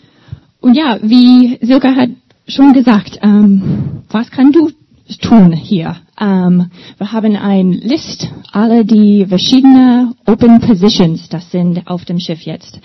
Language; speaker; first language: German; non-native, learner; English